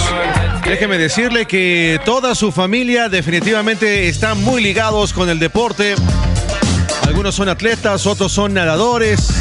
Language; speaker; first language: Spanish; native; Spanish